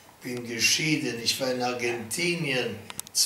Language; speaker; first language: German; non-native, learner; English